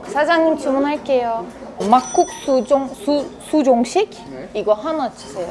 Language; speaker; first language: Korean; non-native, fluent; Turkish